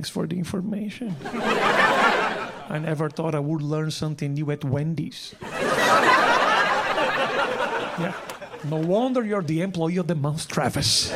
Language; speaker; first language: English; non-native, fluent; Portuguese